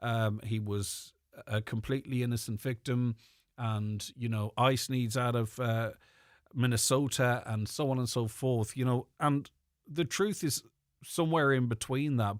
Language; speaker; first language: English; native; English